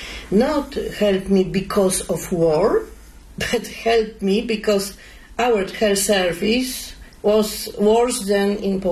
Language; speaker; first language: English; non-native, learner; Polish